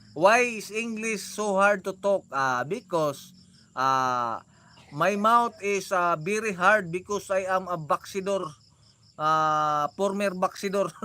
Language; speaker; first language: English; non-native, learner; Cebuano